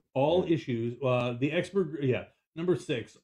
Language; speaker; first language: English; native; English